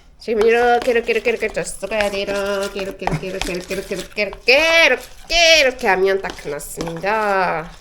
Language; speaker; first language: Korean; non-native, fluent; Arabic